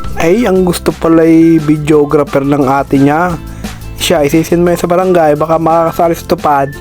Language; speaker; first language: Filipino; native; Filipino